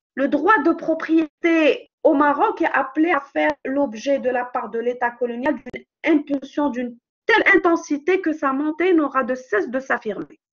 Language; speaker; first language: French; non-native, local second language; Arabic